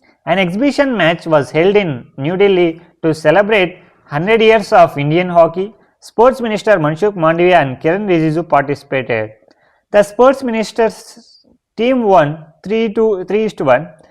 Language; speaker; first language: English; non-native, local second language; Telugu